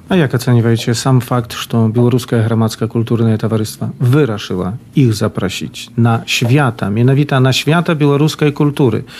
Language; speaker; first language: Belarusian; native; Belarusian